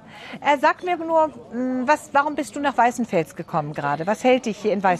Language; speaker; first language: German; native; German